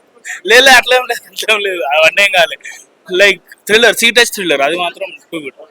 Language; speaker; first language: Telugu; native; Telugu